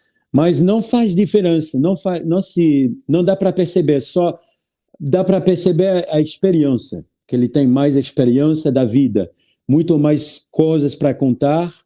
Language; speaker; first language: Portuguese; non-native, learner; French